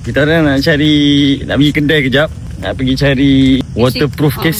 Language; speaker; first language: Malay; native; Malay